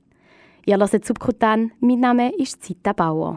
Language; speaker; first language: German; native; German